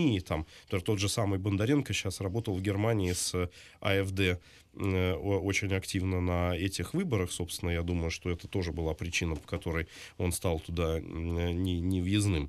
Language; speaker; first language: Russian; native; Russian